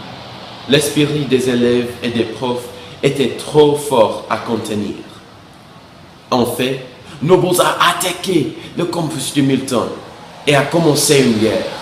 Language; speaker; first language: French; non-native, learner; English